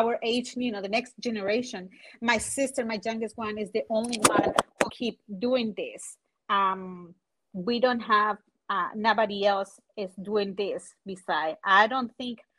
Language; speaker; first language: English; non-native, fluent; Spanish